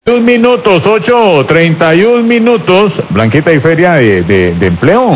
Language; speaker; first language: Spanish; native; Spanish